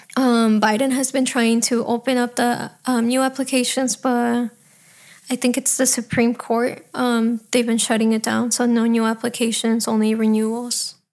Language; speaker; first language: English; early bilingual, other home language; Spanish